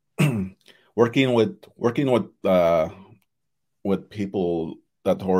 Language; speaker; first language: English; non-native, fluent; Cree